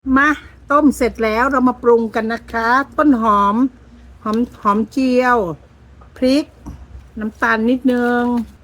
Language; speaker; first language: Thai; native; Thai